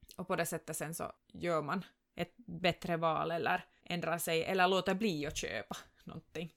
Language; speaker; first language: Swedish; native; Swedish